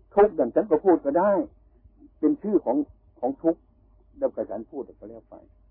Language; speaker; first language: Thai; native; Thai